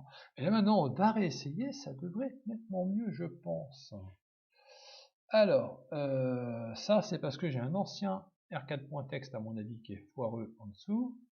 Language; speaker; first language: French; native; French